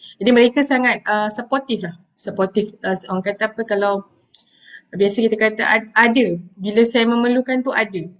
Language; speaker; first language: Malay; non-native, local second language; Tamil